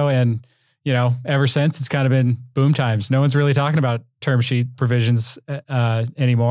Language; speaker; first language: English; native; English